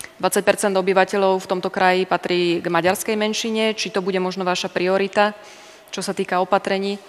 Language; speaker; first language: Slovak; native; Slovak